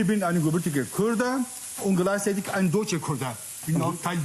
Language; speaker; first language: German; non-native, fluent; Kurdish